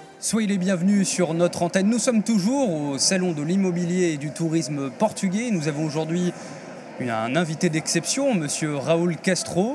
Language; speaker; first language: French; native; French